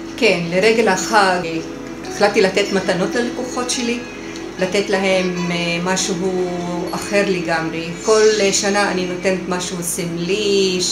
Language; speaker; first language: Hebrew; non-native, local second language; Arabic